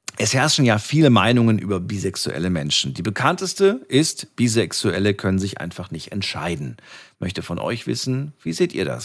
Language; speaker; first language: German; native; German